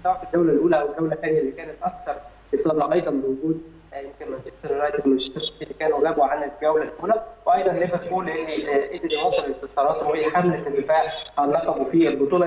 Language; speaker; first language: Arabic; native; Arabic